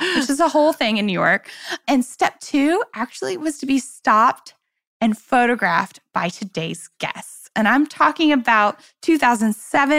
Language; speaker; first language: English; native; English